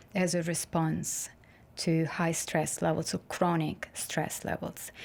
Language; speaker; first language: English; non-native, fluent; Italian